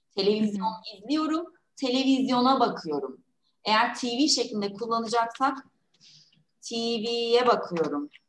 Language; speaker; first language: Turkish; native; Turkish